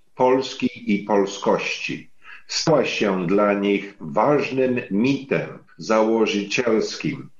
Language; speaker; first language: Polish; non-native, learner; English